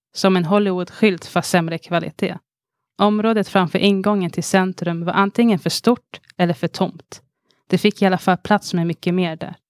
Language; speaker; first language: Swedish; early bilingual, other home language; Arabic